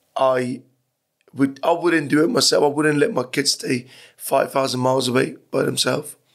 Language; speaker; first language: English; early bilingual, other home language; Persian